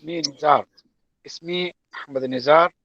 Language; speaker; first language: Arabic; non-native, learner; Divehi